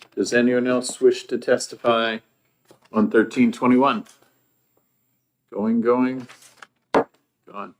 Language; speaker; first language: English; native; English